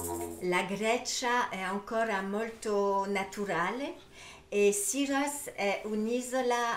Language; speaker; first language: Italian; early bilingual, heritage; French